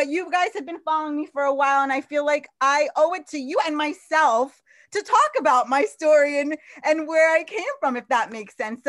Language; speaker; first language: English; native; English